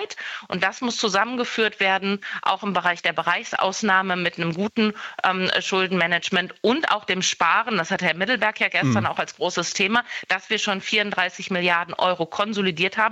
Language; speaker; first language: German; native; German